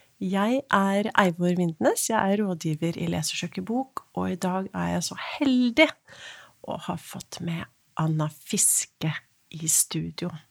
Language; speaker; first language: Norwegian; native; Norwegian